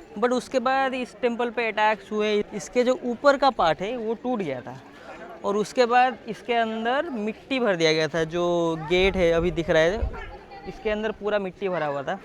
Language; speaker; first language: Hindi; non-native, local second language; Odia